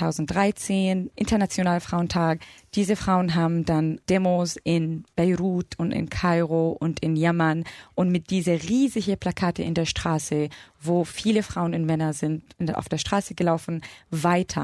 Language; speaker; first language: German; non-native, fluent; Arabic